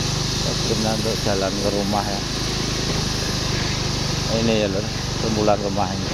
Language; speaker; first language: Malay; non-native, local second language; Javanese